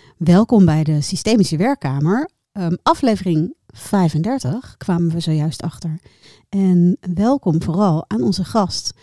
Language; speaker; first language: Dutch; native; Dutch